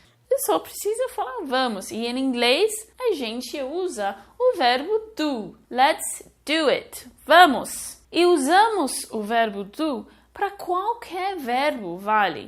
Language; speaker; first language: Portuguese; non-native, fluent; English